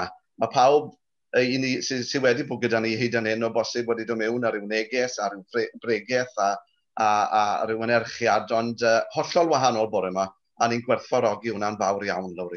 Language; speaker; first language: Welsh; native; Welsh